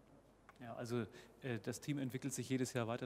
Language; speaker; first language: German; native; German